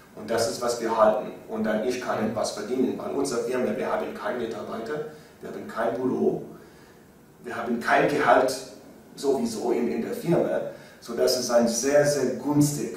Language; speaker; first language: German; non-native, learner; English